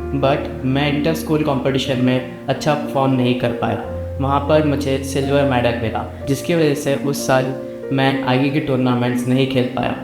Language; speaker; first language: Hindi; native; Hindi